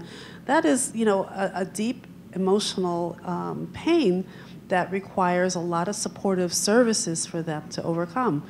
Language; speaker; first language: English; native; English